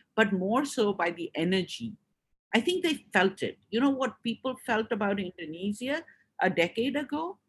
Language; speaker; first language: English; non-native, local second language; Urdu